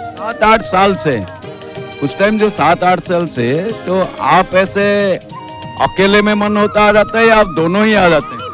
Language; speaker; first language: Hindi; non-native, local second language; Odia